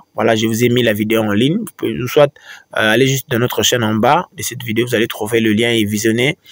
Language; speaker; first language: French; non-native, local second language; Swahili